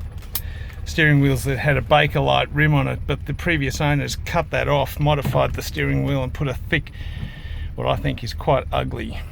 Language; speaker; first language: English; native; English